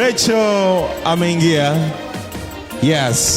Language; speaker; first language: Swahili; native; Swahili